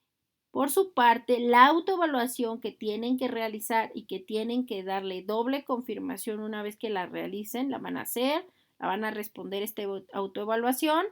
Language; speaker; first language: Spanish; native; Spanish